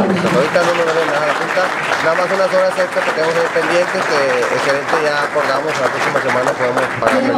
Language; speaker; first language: Spanish; native; Spanish